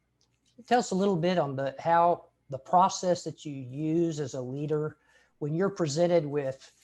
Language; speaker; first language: English; native; English